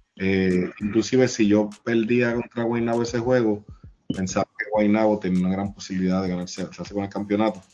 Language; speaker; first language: Spanish; native; Spanish